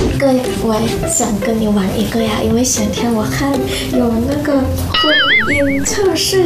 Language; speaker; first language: Chinese; non-native, fluent; Thai